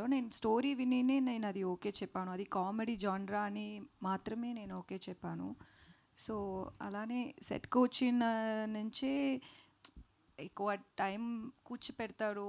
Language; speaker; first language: Telugu; non-native, local second language; Tamil